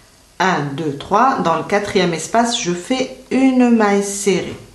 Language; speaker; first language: French; native; French